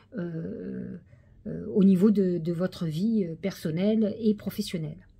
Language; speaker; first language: French; native; French